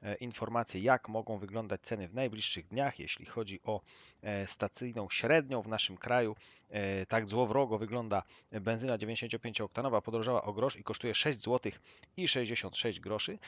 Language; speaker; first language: Polish; native; Polish